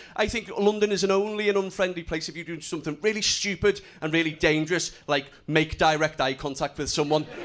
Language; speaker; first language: English; native; English